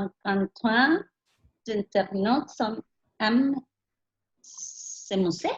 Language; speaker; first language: French; non-native, learner; Spanish